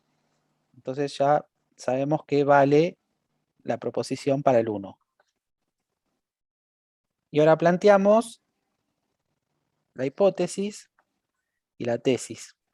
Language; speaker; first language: Spanish; native; Spanish